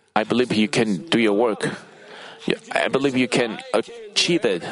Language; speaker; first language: English; non-native, fluent; Korean